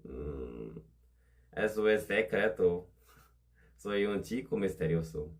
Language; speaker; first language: Spanish; non-native, learner; Korean